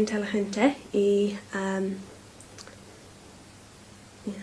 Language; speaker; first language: Spanish; non-native, learner; English